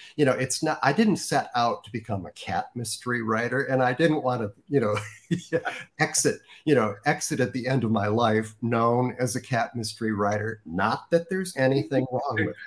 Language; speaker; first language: English; native; English